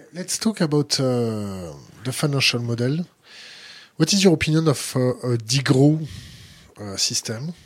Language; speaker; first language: English; non-native, learner; French